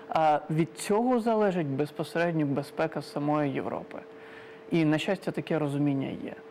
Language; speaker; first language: Ukrainian; non-native, local second language; Crimean Tatar